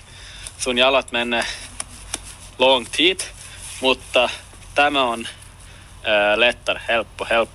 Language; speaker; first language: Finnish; non-native, learner; Swedish